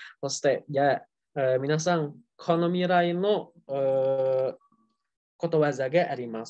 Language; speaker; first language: Japanese; non-native, learner; Indonesian